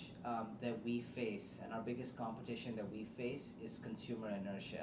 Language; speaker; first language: English; non-native, local second language; Urdu